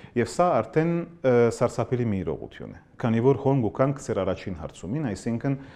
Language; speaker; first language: Armenian; early bilingual, heritage; Armenian